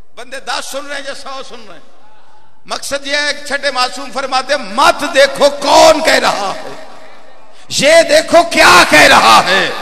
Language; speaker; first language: Urdu; non-native, local second language; Punjabi